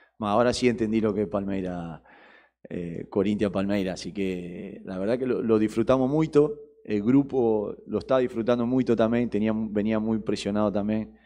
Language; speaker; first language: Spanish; native; Spanish